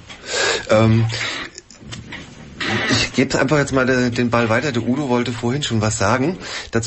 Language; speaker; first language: German; native; German